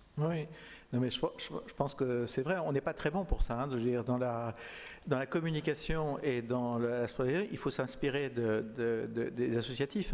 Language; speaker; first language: French; native; French